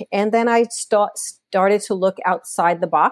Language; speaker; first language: English; native; English